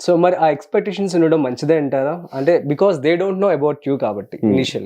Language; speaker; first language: Telugu; native; Telugu